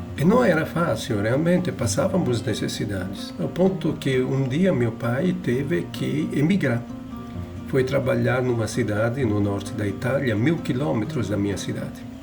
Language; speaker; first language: Portuguese; non-native, fluent; Italian